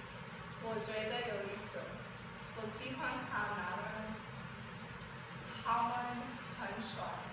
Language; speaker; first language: Chinese; non-native, learner; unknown